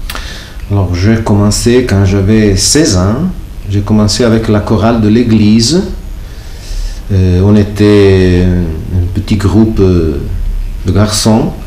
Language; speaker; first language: French; non-native, local second language; Italian